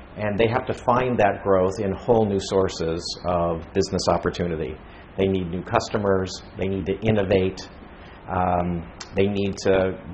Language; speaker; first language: English; native; English